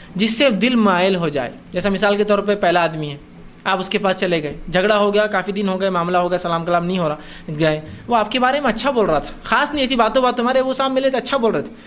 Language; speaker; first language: Urdu; native; Urdu